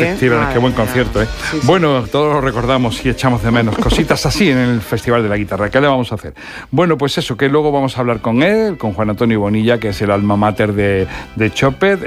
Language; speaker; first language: Spanish; native; Spanish